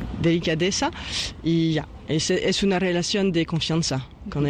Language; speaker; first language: Spanish; non-native, learner; French